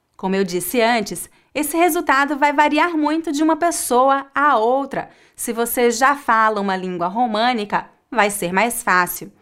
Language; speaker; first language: Portuguese; native; Portuguese